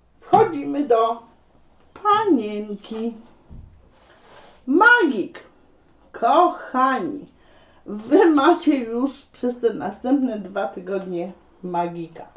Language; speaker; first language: Polish; native; Polish